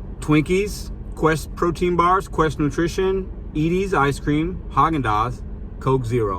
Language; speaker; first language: English; native; English